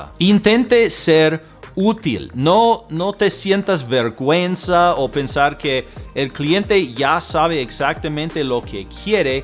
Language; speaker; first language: Spanish; non-native, fluent; English